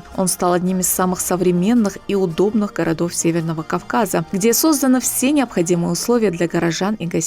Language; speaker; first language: Russian; native; Russian